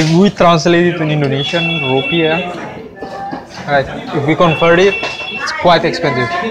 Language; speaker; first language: English; non-native, fluent; Indonesian